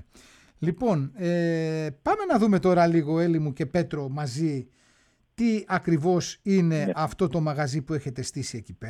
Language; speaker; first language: Greek; native; Greek